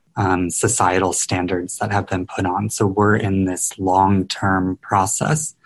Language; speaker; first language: English; native; English